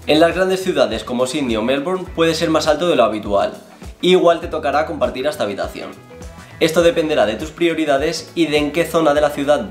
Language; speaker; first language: Spanish; native; Spanish